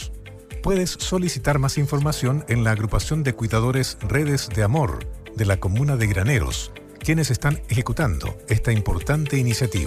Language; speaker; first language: Spanish; native; Spanish